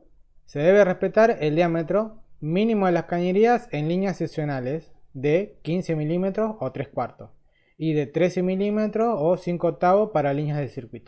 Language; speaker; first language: Spanish; native; Spanish